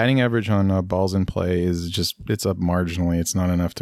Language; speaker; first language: English; native; English